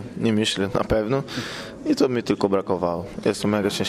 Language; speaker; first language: Polish; non-native, fluent; Portuguese